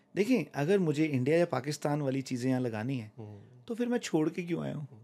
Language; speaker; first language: Hindi; native; Hindi